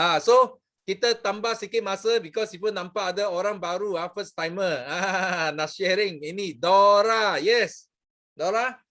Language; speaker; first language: Malay; non-native, local second language; Chinese